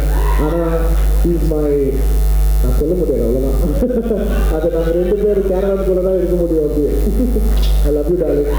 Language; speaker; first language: Tamil; non-native, local second language; Telugu